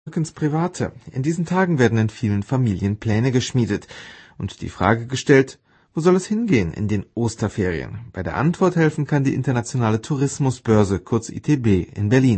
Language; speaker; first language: German; native; German